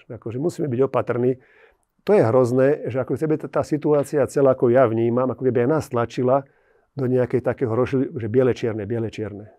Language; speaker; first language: Slovak; native; Slovak